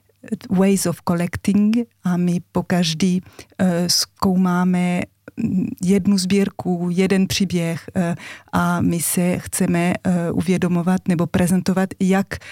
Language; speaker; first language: Czech; non-native, fluent; French